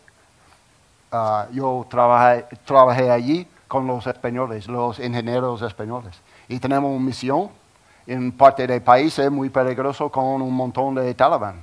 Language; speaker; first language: Spanish; non-native, learner; English